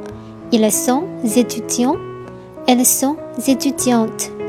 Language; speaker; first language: French; non-native, fluent; Chinese